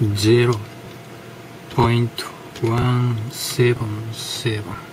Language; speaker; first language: English; non-native, learner; Japanese